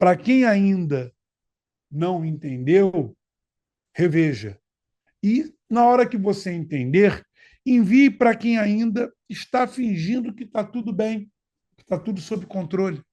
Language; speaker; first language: Portuguese; native; Portuguese